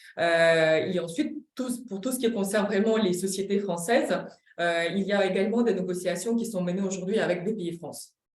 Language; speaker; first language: French; non-native, fluent; Ukrainian